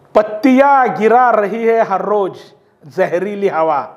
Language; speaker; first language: Hindi; non-native, local second language; Marathi